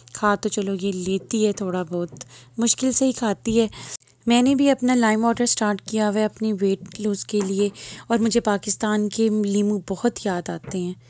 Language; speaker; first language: Urdu; native; Urdu